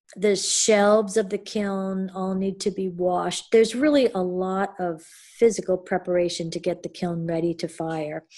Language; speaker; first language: English; native; English